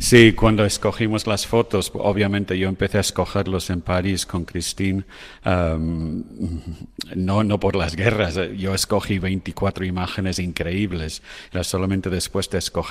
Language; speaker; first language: Spanish; non-native, fluent; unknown